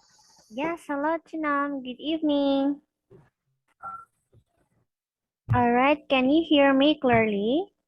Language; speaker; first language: English; non-native, learner; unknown